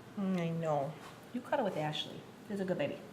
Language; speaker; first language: English; native; English